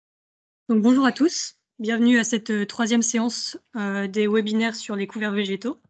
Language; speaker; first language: French; native; French